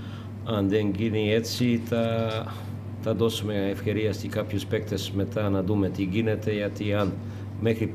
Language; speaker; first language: Greek; non-native, learner; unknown